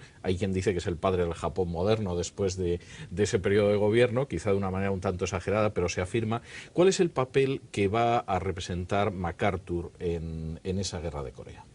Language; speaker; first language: Spanish; native; Spanish